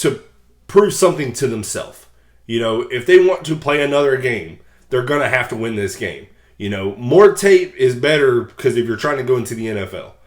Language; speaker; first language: English; native; English